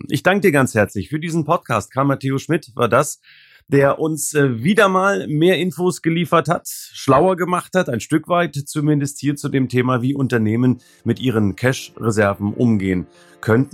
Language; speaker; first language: German; native; German